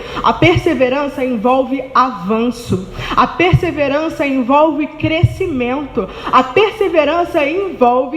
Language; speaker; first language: Portuguese; native; Portuguese